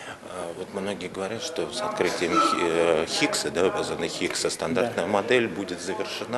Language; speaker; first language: Russian; native; Russian